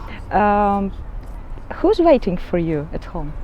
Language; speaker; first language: English; non-native, learner; Ukrainian